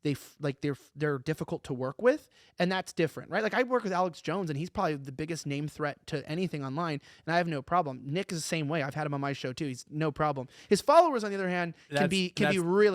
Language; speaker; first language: English; native; English